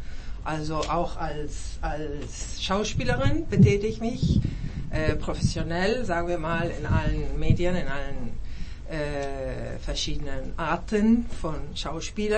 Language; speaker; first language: German; early bilingual, heritage; German